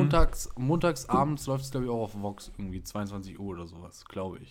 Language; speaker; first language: German; native; German